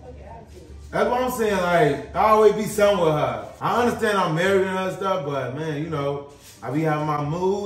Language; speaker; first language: English; native; English